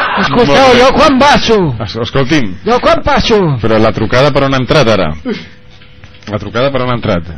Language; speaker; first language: Catalan; native; Catalan